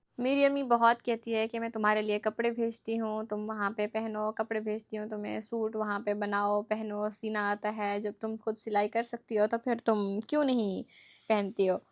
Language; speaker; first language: Urdu; native; Urdu